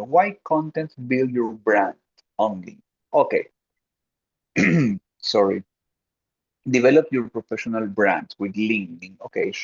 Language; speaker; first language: English; non-native, fluent; Spanish